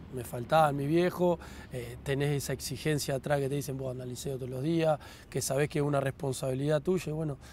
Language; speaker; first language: Spanish; native; Spanish